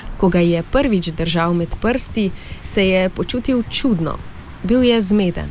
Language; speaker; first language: Slovenian; native; Slovenian